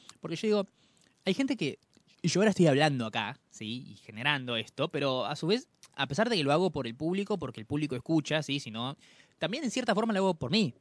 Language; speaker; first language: Spanish; native; Spanish